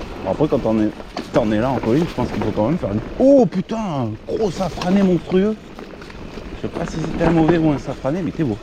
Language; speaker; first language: French; native; French